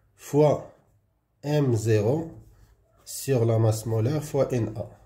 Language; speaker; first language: French; non-native, local second language; Arabic